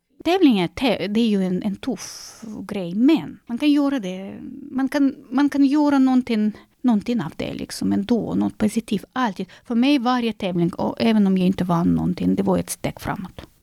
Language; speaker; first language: Swedish; non-native, fluent; Russian